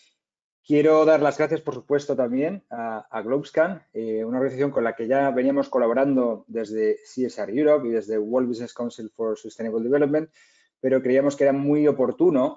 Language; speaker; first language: Spanish; native; Spanish